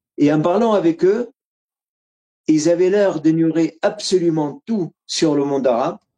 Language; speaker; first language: French; non-native, fluent; Arabic